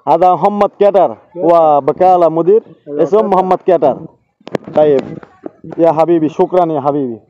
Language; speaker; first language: Arabic; non-native, learner; Bangla